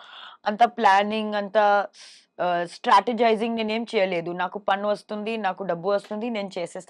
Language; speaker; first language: Telugu; non-native, fluent; Hindi